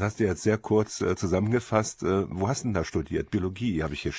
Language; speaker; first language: German; native; German